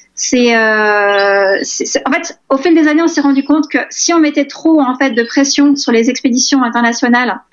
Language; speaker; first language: French; native; French